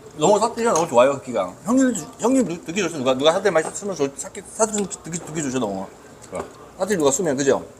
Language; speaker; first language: Korean; native; Korean